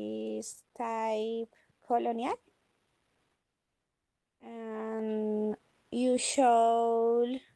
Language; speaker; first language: English; non-native, learner; Spanish